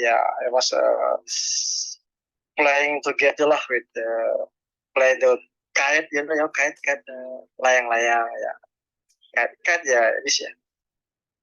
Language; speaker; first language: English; non-native, learner; Indonesian